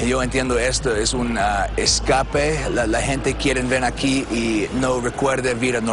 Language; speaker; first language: Spanish; non-native, learner; English